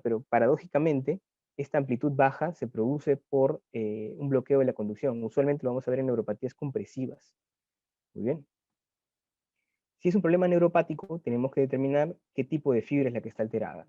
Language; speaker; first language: Spanish; native; Spanish